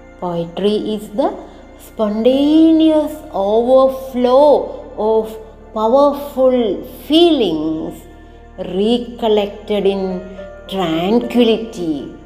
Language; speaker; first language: English; non-native, local second language; Malayalam